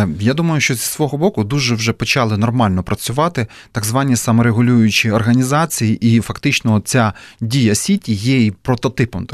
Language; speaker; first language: Ukrainian; native; Ukrainian